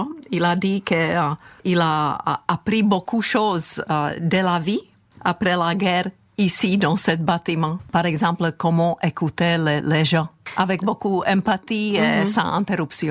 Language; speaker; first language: French; non-native, fluent; Czech